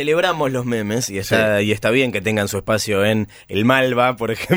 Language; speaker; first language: Spanish; native; Spanish